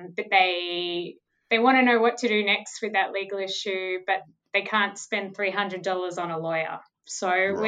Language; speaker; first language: English; native; English